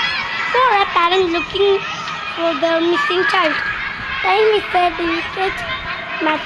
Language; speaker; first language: English; non-native, local second language; Malayalam